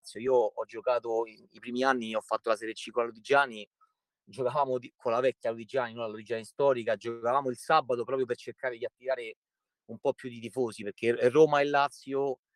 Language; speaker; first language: Italian; native; Italian